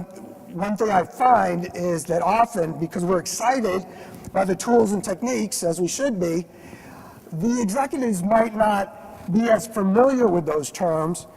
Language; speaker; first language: English; native; English